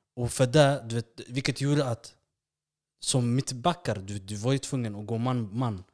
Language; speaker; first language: Swedish; early bilingual, other home language; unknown